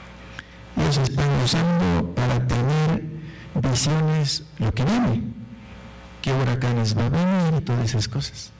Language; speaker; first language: Spanish; non-native, local second language; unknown